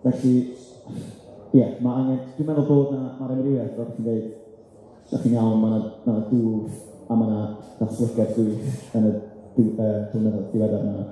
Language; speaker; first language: Welsh; native; Welsh